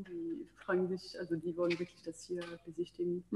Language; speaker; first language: German; non-native, fluent; French